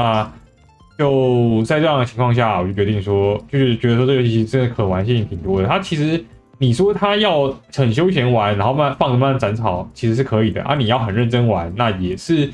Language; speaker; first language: Chinese; native; Chinese